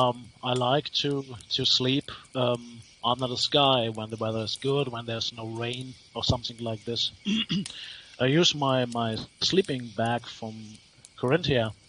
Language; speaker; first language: English; non-native, learner; German